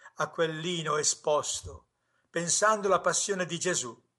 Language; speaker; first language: Italian; native; Italian